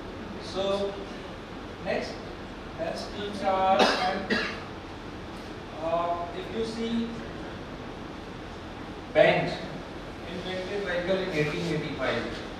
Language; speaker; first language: English; non-native, local second language; Hindi